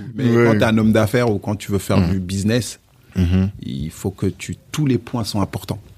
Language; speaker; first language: French; early bilingual, other home language; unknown